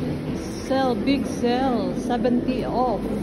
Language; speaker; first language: English; non-native, learner; Cebuano